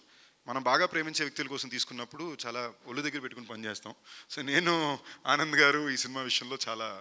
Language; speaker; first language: Telugu; native; Telugu